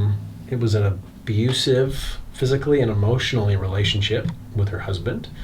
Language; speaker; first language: English; native; English